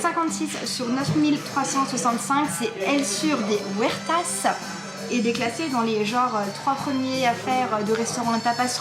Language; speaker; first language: French; native; French